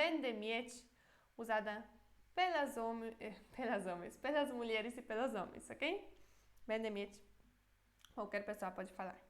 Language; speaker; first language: Portuguese; non-native, fluent; Polish